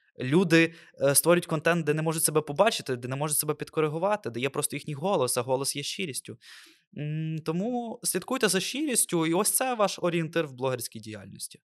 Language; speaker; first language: Ukrainian; non-native, local second language; Russian